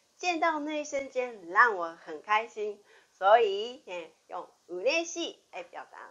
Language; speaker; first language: Chinese; non-native, fluent; Japanese